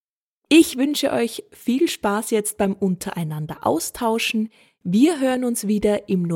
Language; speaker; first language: German; native; German